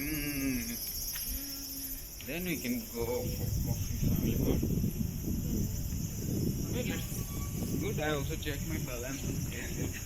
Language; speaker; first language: English; non-native, learner; Bangla